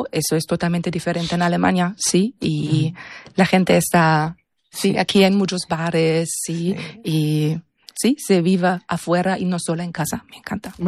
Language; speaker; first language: Spanish; non-native, learner; German